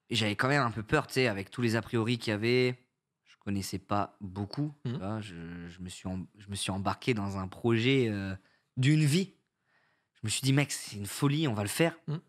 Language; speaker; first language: French; native; French